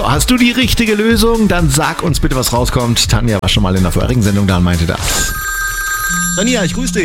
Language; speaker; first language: German; native; German